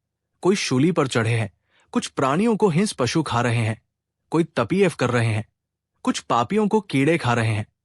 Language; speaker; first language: Hindi; native; Hindi